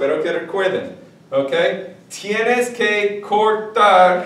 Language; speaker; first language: Spanish; non-native, fluent; English